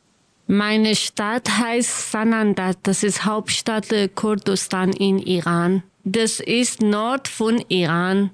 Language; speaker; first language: German; non-native, learner; Kurdish